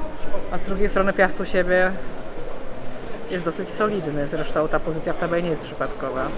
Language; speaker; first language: Polish; native; Polish